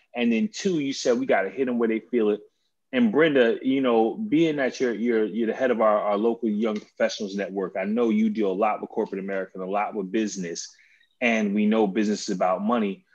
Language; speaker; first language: English; native; English